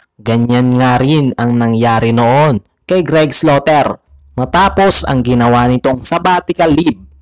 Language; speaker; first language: Filipino; native; Filipino